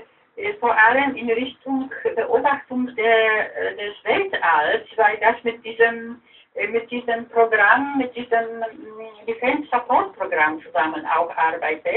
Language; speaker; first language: German; non-native, fluent; Polish